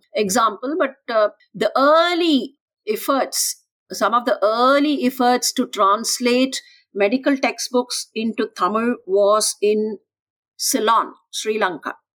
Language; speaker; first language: English; non-native, local second language; Tamil